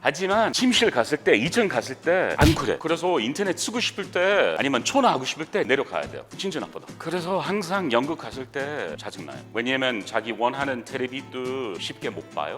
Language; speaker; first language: Korean; non-native, learner; English